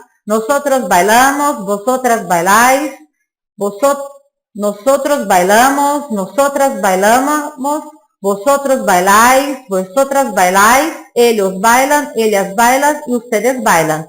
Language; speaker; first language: Spanish; non-native, fluent; Portuguese